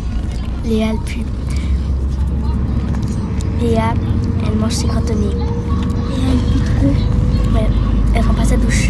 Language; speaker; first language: French; native; French